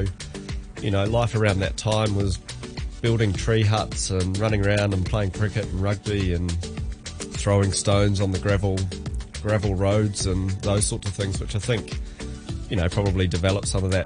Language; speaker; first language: English; native; English